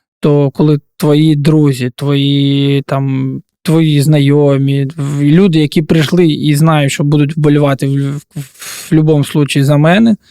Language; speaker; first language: Ukrainian; non-native, local second language; Russian